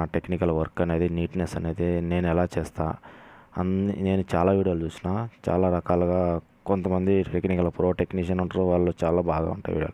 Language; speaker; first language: Telugu; native; Telugu